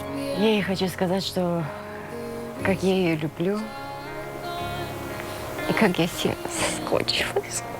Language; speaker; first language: Russian; native; Russian